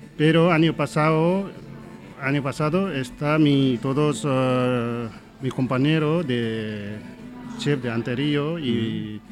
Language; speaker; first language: Spanish; non-native, learner; Nepali